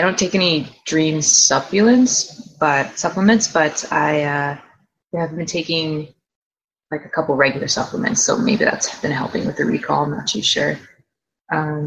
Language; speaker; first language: English; native; English